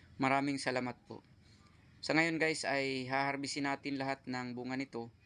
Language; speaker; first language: Filipino; non-native, local second language; Cebuano